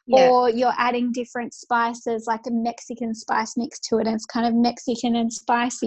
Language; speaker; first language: English; native; English